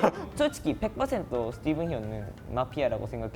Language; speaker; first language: Korean; non-native, learner; Japanese